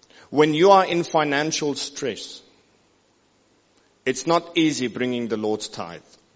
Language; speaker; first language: English; non-native, local second language; Afrikaans